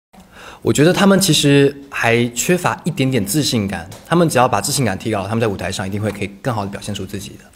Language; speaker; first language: Chinese; native; Chinese